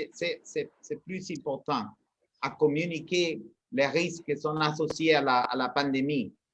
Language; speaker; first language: French; non-native, learner; Spanish